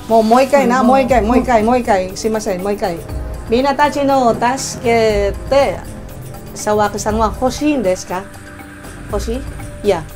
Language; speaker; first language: Japanese; non-native, learner; Filipino